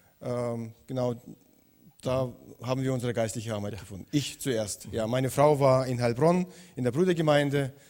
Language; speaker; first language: German; non-native, fluent; Russian